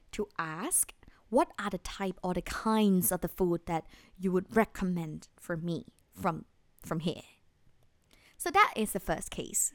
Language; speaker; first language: English; non-native, fluent; Thai